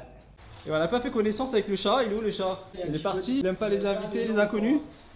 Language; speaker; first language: French; native; French